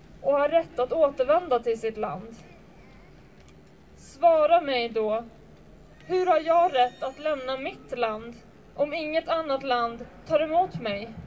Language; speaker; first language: Swedish; early bilingual, other home language; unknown